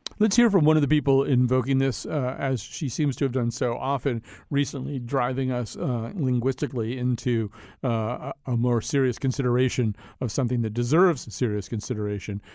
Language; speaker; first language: English; native; English